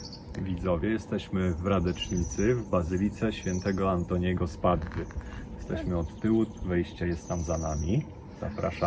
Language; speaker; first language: Polish; native; Polish